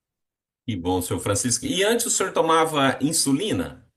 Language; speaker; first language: Portuguese; native; Portuguese